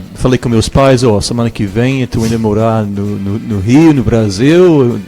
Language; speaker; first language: Portuguese; non-native, fluent; English